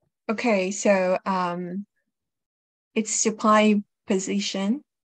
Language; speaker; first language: English; non-native, fluent; Chinese